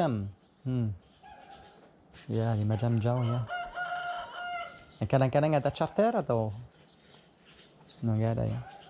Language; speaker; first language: Indonesian; non-native, learner; English